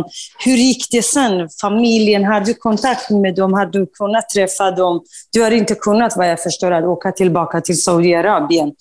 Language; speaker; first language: Swedish; non-native, fluent; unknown